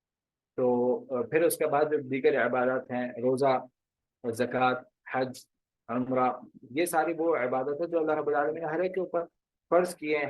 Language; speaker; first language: Urdu; native; Urdu